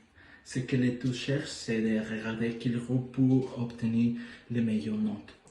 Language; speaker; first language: French; non-native, learner; Spanish